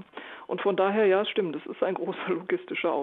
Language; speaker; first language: German; native; German